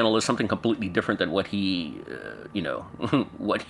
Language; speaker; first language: English; native; English